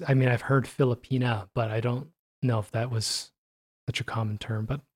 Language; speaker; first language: English; early bilingual, other home language; Korean